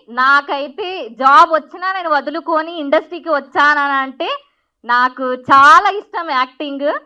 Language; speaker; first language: Telugu; non-native, local second language; Marathi